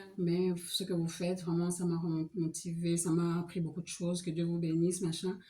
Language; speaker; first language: French; non-native, local second language; Lingala